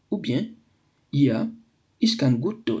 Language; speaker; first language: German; non-native, fluent; French